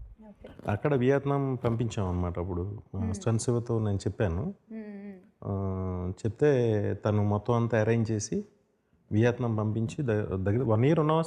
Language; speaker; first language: Telugu; native; Telugu